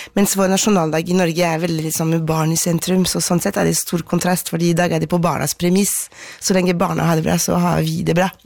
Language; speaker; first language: Norwegian; non-native, fluent; French